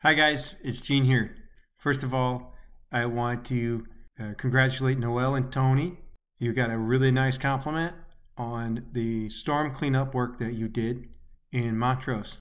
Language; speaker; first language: English; native; English